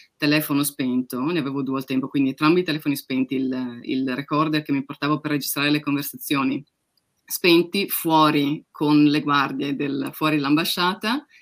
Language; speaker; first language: Italian; native; Italian